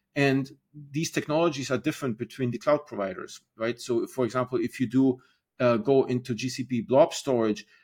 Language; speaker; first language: English; non-native, fluent; German